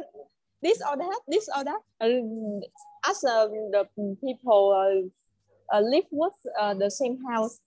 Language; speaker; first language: English; non-native, learner; Vietnamese